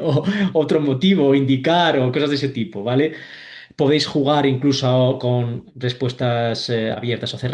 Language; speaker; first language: Spanish; native; Spanish